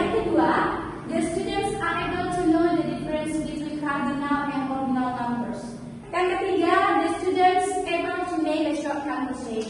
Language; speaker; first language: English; non-native, fluent; Indonesian